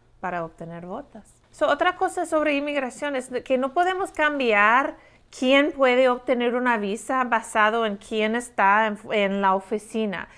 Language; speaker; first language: Spanish; non-native, fluent; English